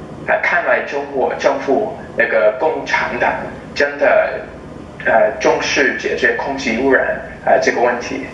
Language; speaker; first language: Chinese; non-native, fluent; English